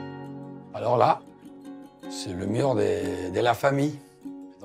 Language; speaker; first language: French; early bilingual, heritage; Spanish